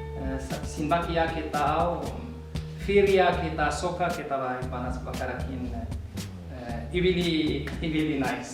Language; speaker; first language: Basque; non-native, learner; Arabic